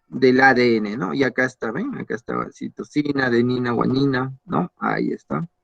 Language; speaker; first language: Spanish; native; Spanish